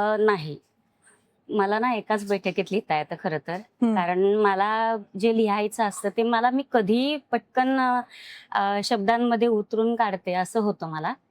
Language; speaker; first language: Marathi; non-native, local second language; Hindi